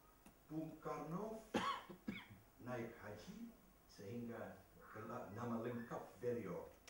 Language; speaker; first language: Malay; non-native, fluent; Dutch